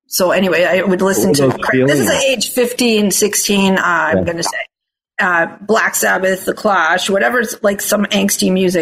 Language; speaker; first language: English; non-native, fluent; Italian